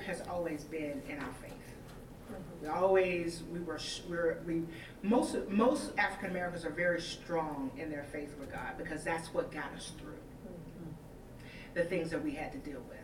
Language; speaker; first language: English; native; English